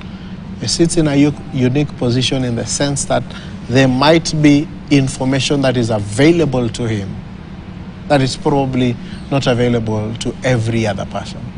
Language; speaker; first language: English; non-native, local second language; Swahili